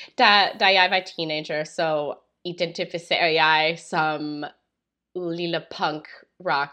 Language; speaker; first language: Danish; non-native, learner; English